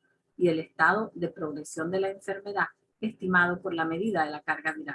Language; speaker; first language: Spanish; native; Spanish